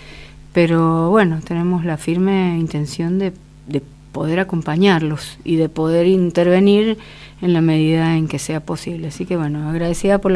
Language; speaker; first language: Spanish; native; Spanish